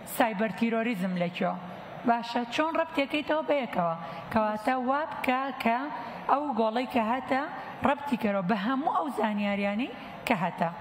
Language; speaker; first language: Central Kurdish; native; Central Kurdish